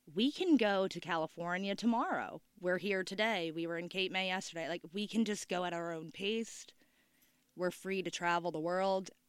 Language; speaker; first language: English; native; English